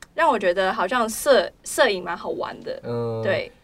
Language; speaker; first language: Chinese; non-native, local second language; Cantonese